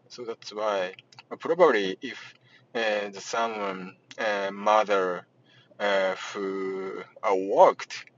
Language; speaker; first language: English; non-native, learner; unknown